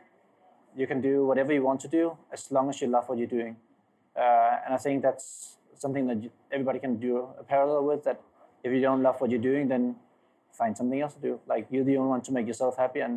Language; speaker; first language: English; non-native, fluent; Danish